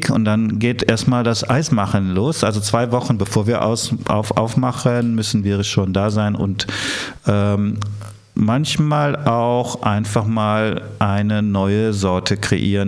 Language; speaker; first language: German; early bilingual, other home language; Italian